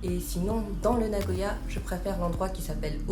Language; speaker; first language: French; non-native, fluent; Japanese